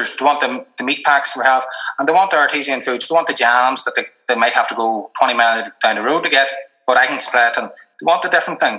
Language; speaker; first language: English; native; English